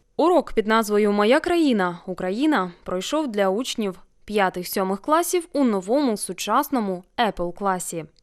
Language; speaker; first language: Ukrainian; native; Ukrainian